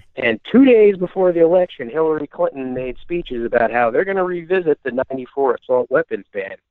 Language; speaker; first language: English; native; English